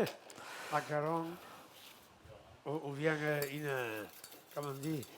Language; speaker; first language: French; non-native, learner; Catalan